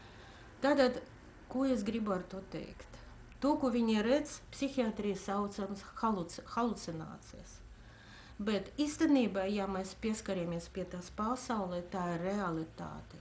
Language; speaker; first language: Latvian; non-native, local second language; Russian